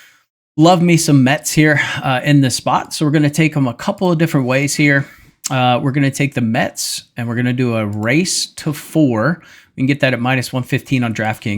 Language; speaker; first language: English; native; English